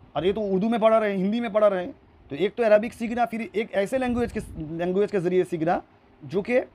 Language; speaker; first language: Hindi; non-native, local second language; Urdu